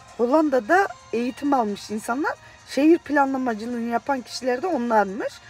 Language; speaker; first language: Turkish; native; Turkish